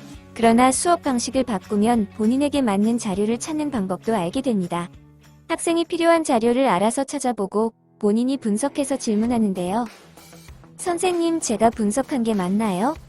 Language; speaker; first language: Korean; native; Korean